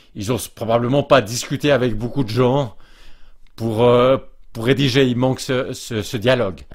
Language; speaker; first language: French; native; French